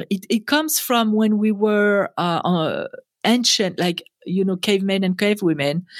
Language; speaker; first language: English; non-native, fluent; French